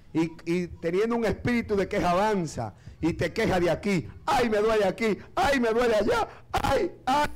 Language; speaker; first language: Spanish; native; Spanish